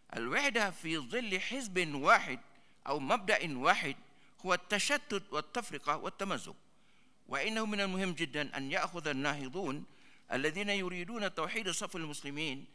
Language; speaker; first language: Arabic; non-native, fluent; Malay